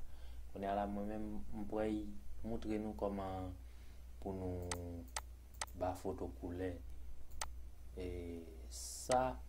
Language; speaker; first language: French; non-native, learner; Haitian Creole